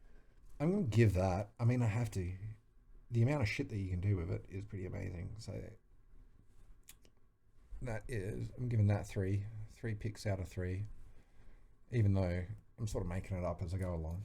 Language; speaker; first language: English; native; English